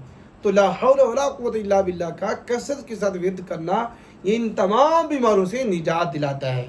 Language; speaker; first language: Urdu; native; Urdu